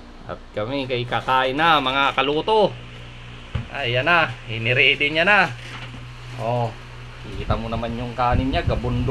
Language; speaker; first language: Filipino; non-native, local second language; Hiligaynon